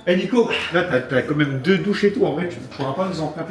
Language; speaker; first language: French; native; French